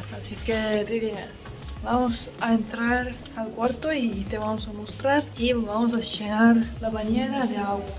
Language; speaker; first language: Spanish; non-native, fluent; Estonian